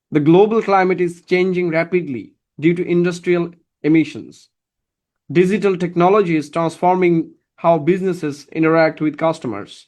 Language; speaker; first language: English; non-native, local second language; Bangla